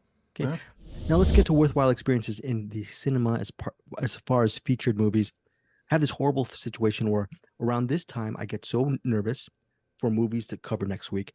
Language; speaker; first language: English; native; English